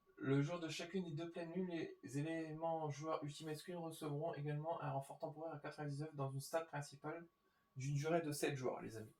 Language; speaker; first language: French; native; French